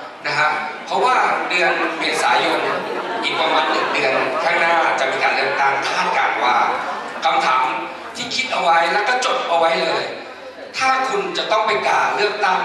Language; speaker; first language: Thai; native; Thai